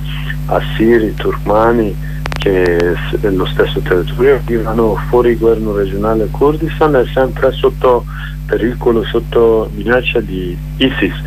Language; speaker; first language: Italian; non-native, learner; Kurdish